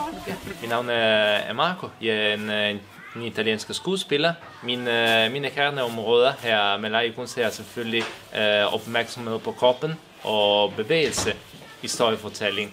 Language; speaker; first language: Danish; non-native, fluent; Italian